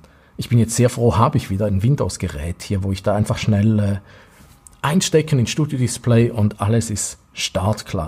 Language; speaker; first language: German; native; German